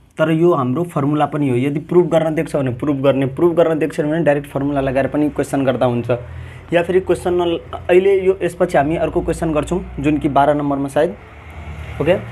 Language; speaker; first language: Nepali; non-native, local second language; Maithili